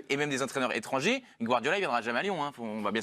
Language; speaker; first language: French; native; French